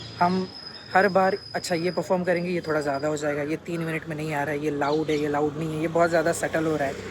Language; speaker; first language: Hindi; non-native, local second language; Marathi